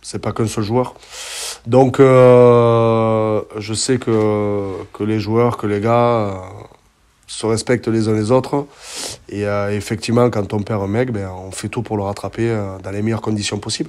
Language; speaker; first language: French; native; French